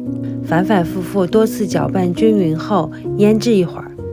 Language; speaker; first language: Chinese; native; Chinese